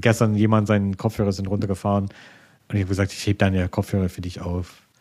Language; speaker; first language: German; non-native, fluent; English